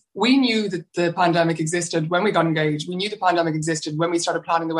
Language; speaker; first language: English; native; English